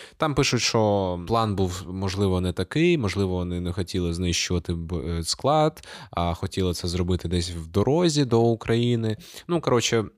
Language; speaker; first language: Ukrainian; non-native, local second language; Russian